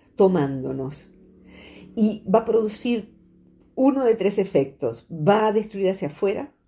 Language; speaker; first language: Spanish; native; Spanish